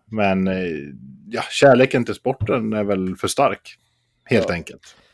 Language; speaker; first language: Swedish; native; Swedish